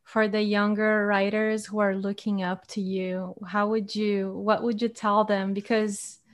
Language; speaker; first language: English; non-native, fluent; Portuguese